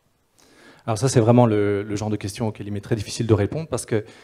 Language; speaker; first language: French; native; French